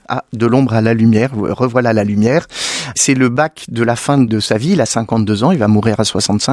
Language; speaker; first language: French; native; French